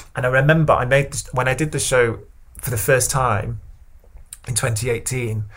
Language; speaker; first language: English; native; English